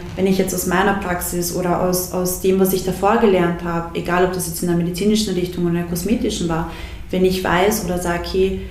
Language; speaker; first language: German; early bilingual, other home language; Bosnian